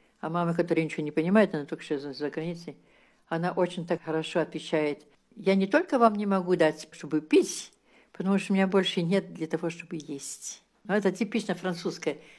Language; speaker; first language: Russian; early bilingual, heritage; Russian